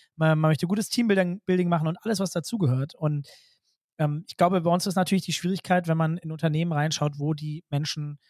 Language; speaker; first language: German; native; German